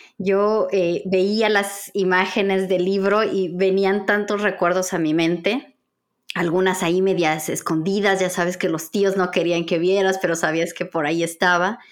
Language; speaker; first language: Spanish; native; Spanish